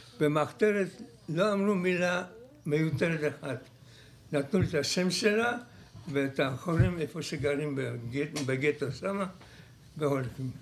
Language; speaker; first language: Hebrew; non-native, fluent; Polish